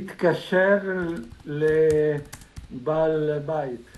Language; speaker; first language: Hebrew; non-native, learner; Russian